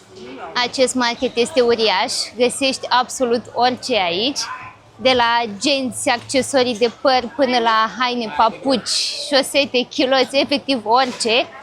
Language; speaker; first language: Romanian; native; Romanian